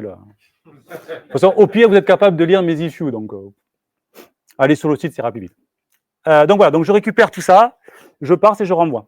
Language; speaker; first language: French; native; French